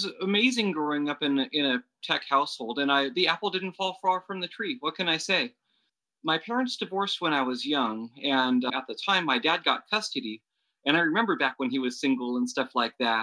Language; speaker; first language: English; native; English